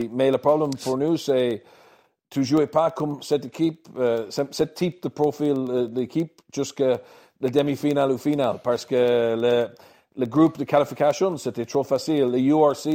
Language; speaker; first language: French; non-native, learner; English